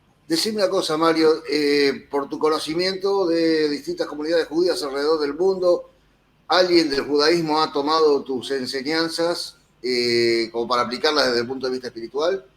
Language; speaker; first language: Spanish; native; Spanish